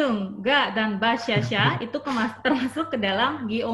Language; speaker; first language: Indonesian; native; Indonesian